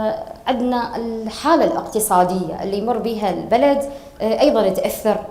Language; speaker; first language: Arabic; native; Arabic